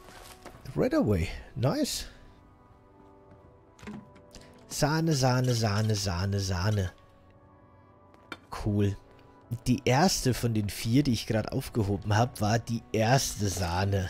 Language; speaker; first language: German; native; German